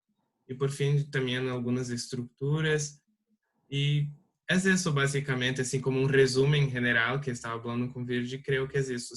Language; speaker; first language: Spanish; non-native, learner; Portuguese